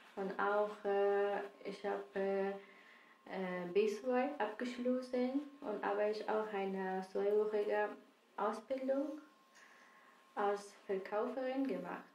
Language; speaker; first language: German; non-native, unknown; Persian